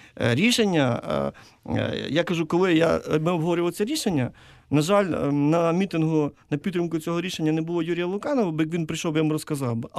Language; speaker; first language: Ukrainian; native; Ukrainian